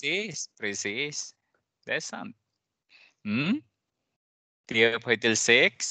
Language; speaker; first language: Swedish; non-native, fluent; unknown